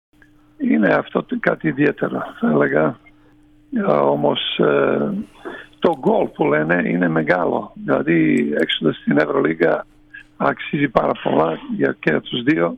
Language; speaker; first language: Greek; non-native, fluent; Serbian